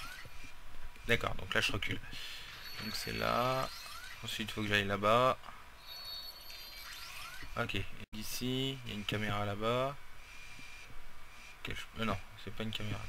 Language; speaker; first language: French; native; French